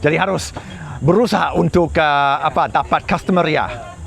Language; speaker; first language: Indonesian; non-native, fluent; English